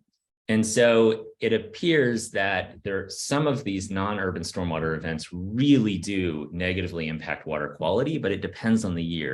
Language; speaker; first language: English; native; English